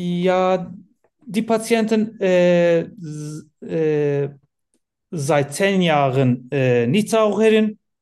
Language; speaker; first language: German; non-native, learner; Turkish